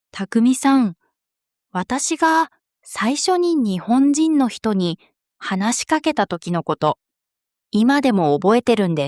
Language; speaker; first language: Japanese; non-native, fluent; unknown